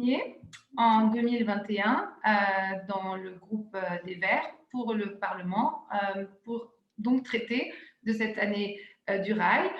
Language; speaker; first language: French; non-native, fluent; German